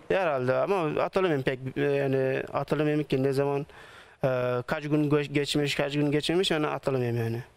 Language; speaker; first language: Turkish; non-native, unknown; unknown